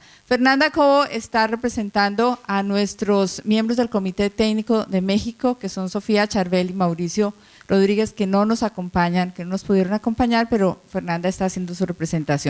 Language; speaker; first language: Spanish; native; Spanish